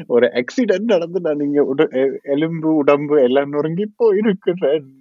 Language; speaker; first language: Tamil; early bilingual, heritage; Tamil